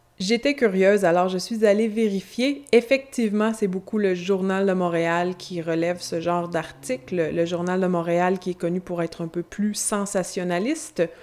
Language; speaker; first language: French; native; French